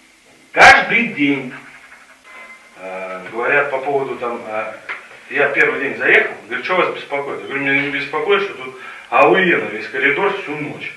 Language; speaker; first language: Russian; native; Russian